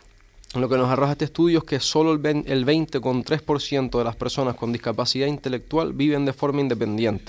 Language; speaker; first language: Spanish; native; Spanish